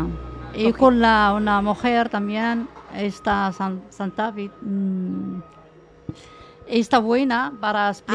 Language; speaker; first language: Spanish; non-native, learner; Arabic